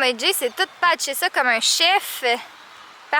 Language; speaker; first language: French; native; French